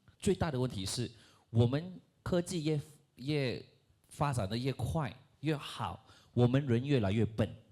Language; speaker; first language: Chinese; non-native, local second language; Malay